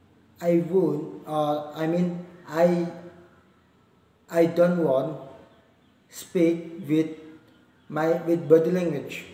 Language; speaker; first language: English; non-native, learner; Indonesian